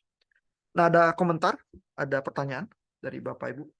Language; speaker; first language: Indonesian; native; Indonesian